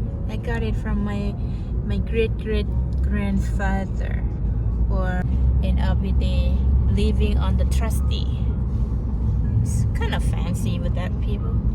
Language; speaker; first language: English; non-native, learner; Thai